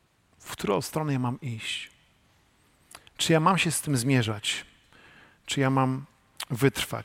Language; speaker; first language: Polish; native; Polish